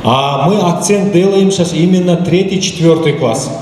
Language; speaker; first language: Russian; non-native, local second language; Kazakh